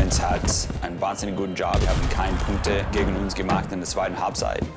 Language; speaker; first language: German; non-native, fluent; English